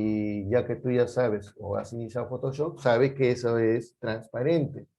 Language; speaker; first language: Spanish; native; Spanish